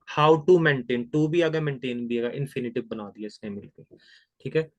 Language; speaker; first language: Hindi; non-native, local second language; Punjabi